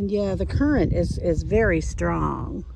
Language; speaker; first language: English; native; English